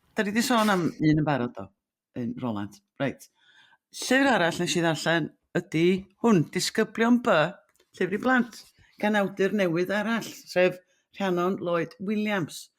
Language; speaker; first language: Welsh; native; Welsh